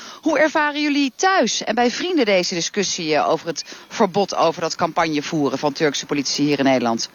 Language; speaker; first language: Dutch; native; Dutch